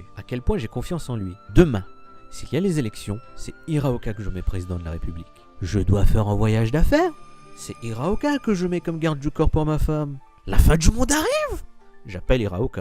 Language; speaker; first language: French; native; French